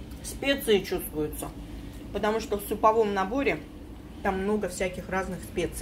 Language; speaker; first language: Russian; native; Russian